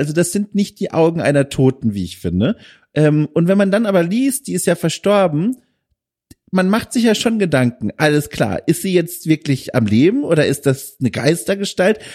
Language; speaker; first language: German; native; German